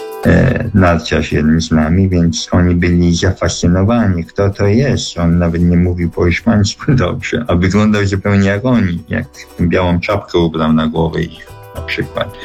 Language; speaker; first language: Polish; early bilingual, heritage; Polish